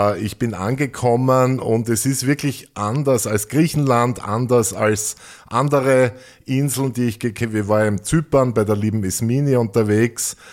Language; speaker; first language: German; native; German